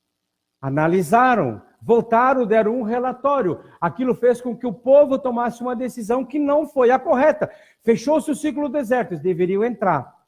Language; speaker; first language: Portuguese; native; Portuguese